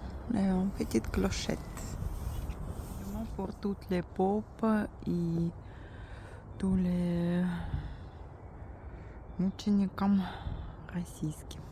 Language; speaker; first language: French; non-native, fluent; Russian